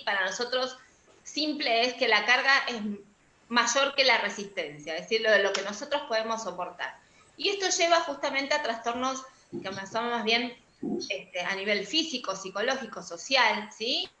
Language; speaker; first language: Spanish; native; Spanish